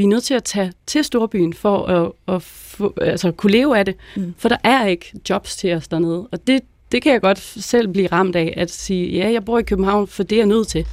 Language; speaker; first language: Danish; native; Danish